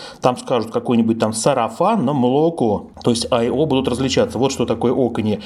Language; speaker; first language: Russian; native; Russian